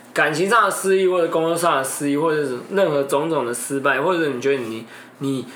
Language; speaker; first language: Chinese; non-native, local second language; Min Nan Chinese